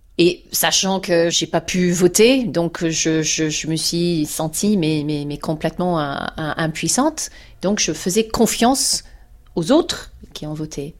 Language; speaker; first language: French; non-native, fluent; English